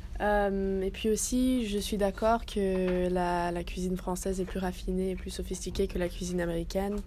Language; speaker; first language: French; early bilingual, heritage; French